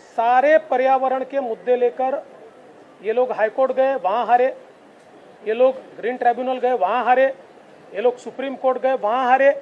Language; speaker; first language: Hindi; non-native, local second language; Marathi